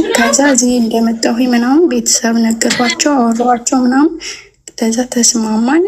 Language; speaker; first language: Amharic; native; Amharic